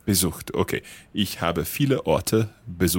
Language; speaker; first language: German; non-native, learner; English